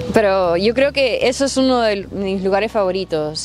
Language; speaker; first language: Spanish; early bilingual, heritage; Spanish